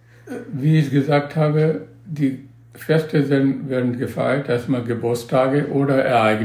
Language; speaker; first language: German; non-native, learner; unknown